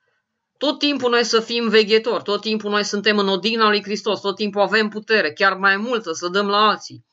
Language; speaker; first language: Romanian; native; Romanian